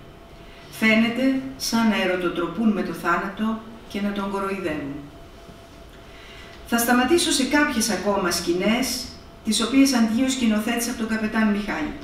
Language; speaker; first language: Greek; native; Greek